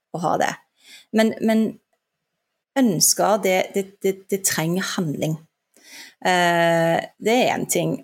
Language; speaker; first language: Norwegian; early bilingual, other home language; Turkish